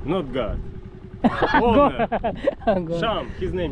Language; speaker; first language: English; non-native, learner; Russian